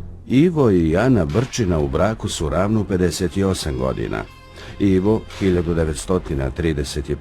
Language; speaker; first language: Bosnian; native; Bosnian